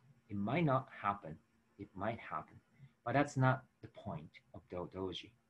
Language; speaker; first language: English; non-native, fluent; Japanese